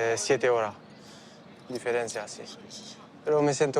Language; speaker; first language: Spanish; non-native, learner; French